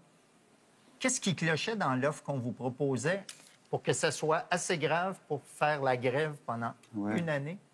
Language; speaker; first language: French; native; French